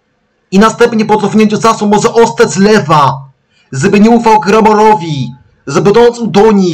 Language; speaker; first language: Polish; native; Polish